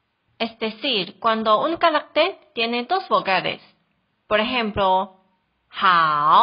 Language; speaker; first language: Spanish; non-native, fluent; Chinese